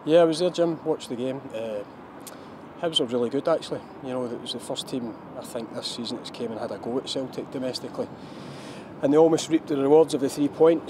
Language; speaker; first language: English; native; English